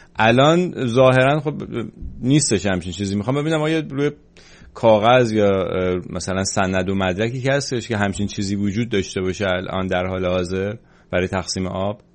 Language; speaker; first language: Persian; native; Persian